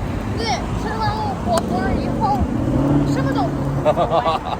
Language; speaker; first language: Chinese; non-native, fluent; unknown